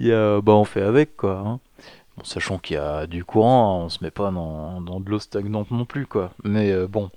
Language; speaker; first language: French; native; French